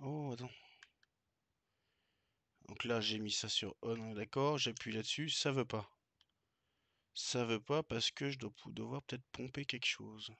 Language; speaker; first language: French; native; French